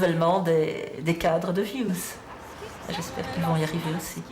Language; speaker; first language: French; native; French